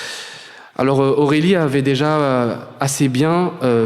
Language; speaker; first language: French; native; French